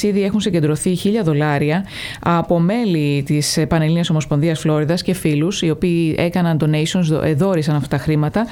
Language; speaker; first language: Greek; native; Greek